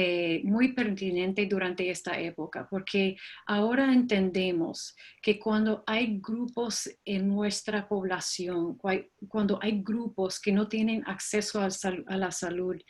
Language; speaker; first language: Spanish; non-native, fluent; English